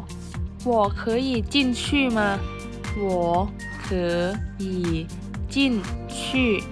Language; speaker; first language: Chinese; non-native, fluent; Lao